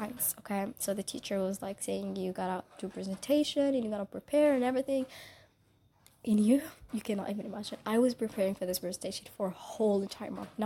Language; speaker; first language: English; non-native, fluent; Somali